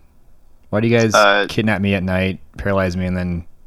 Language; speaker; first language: English; native; English